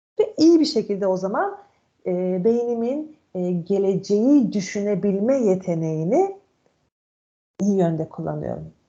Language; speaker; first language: Turkish; native; Turkish